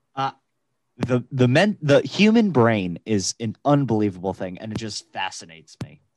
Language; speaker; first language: English; native; English